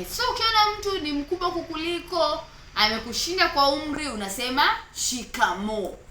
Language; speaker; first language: Swahili; native; Swahili